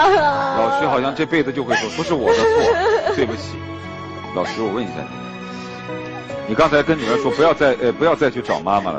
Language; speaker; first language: Chinese; native; Chinese